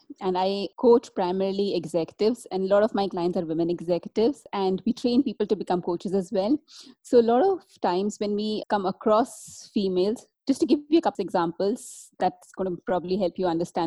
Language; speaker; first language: English; non-native, local second language; Hindi